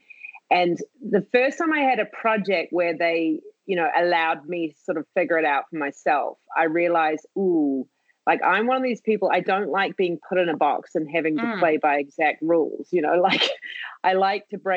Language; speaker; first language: English; native; English